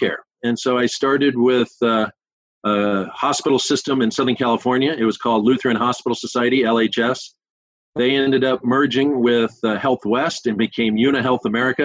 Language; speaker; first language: English; native; English